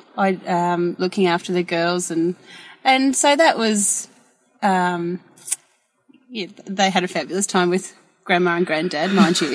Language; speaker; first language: English; native; English